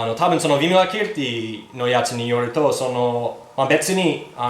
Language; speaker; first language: Japanese; non-native, fluent; English